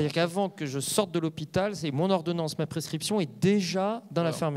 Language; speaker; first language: French; native; French